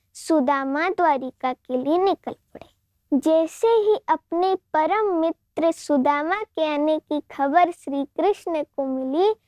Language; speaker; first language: Hindi; non-native, local second language; Gujarati